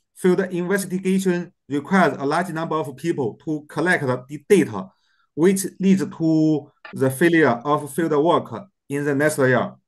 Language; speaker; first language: English; non-native, learner; Chinese